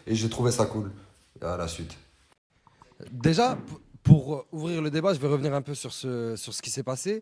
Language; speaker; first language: French; native; French